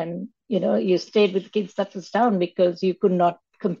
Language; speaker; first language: English; non-native, local second language; Sinhala